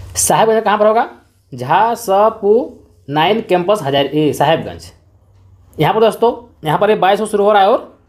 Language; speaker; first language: Hindi; native; Hindi